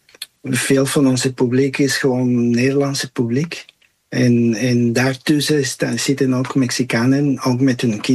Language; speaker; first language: Dutch; non-native, fluent; Spanish